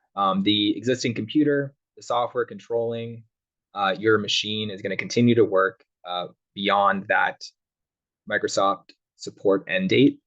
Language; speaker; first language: English; native; English